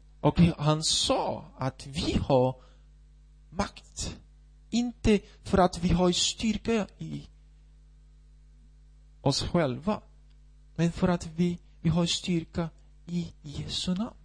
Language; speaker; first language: Swedish; non-native, fluent; Portuguese